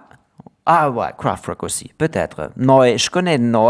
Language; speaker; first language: French; non-native, learner; German